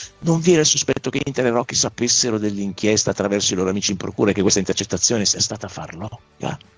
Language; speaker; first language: Italian; native; Italian